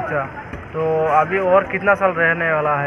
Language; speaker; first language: Hindi; non-native, local second language; Bangla